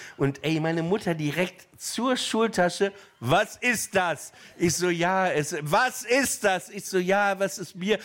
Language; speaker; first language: German; native; German